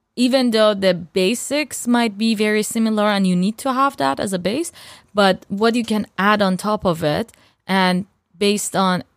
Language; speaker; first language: English; non-native, fluent; Persian